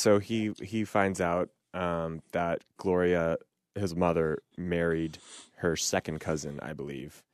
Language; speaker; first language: English; native; English